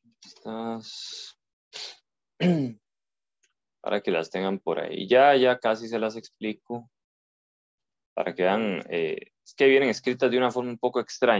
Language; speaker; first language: Spanish; native; Spanish